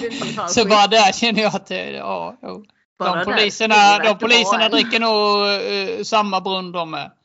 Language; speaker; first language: Swedish; native; Swedish